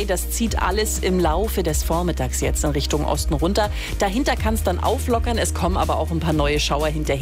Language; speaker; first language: German; native; German